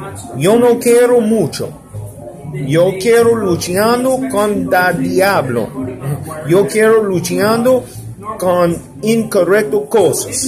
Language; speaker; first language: Spanish; non-native, learner; English